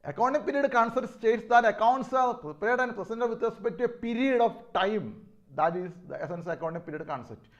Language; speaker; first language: English; non-native, local second language; Malayalam